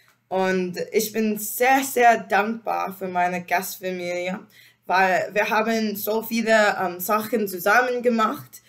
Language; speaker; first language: German; non-native, learner; English